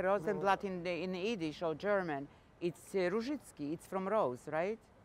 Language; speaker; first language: English; non-native, fluent; Polish